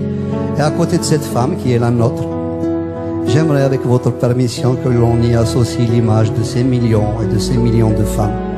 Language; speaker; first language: French; non-native, local second language; Kabyle